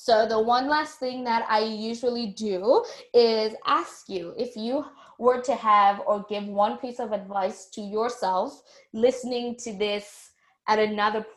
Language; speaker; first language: English; non-native, local second language; Tswana